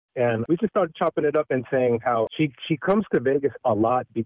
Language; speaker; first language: English; early bilingual, other home language; Filipino